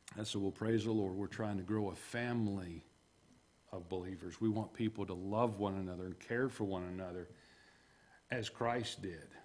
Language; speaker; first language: English; native; English